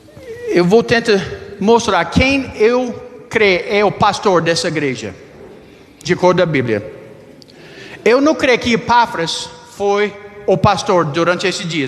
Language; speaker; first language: Portuguese; non-native, learner; English